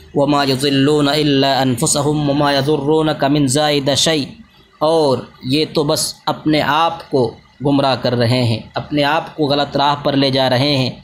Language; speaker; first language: Urdu; native; Urdu